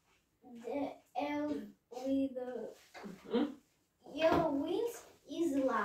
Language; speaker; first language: English; non-native, learner; Russian